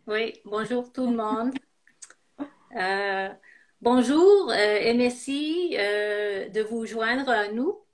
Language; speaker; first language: French; non-native, fluent; English